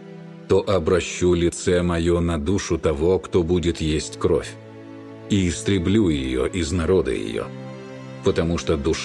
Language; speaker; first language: Russian; native; Russian